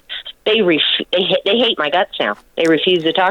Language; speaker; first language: English; native; English